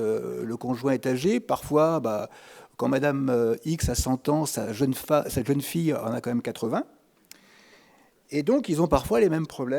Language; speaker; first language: French; native; French